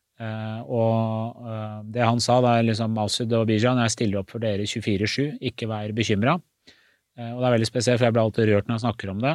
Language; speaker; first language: Norwegian; early bilingual, other home language; Persian